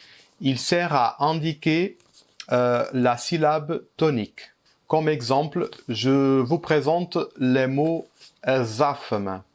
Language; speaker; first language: French; early bilingual, heritage; Portuguese